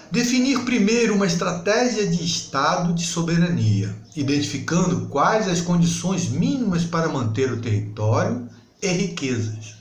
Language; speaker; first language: Portuguese; native; Portuguese